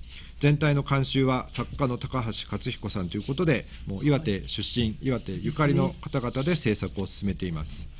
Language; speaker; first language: Japanese; native; Japanese